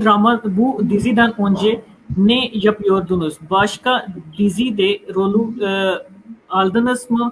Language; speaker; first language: Turkish; non-native, fluent; Urdu